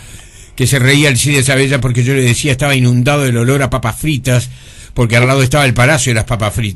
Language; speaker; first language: Spanish; native; Spanish